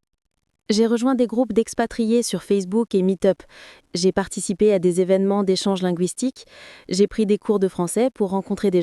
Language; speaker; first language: French; non-native, fluent; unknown